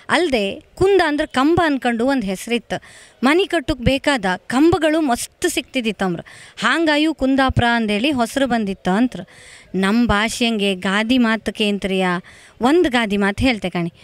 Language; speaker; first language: Kannada; native; Kannada